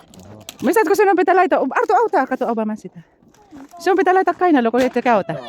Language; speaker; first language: Finnish; non-native, learner; Filipino